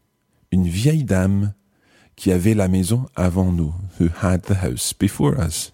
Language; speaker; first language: French; non-native, fluent; English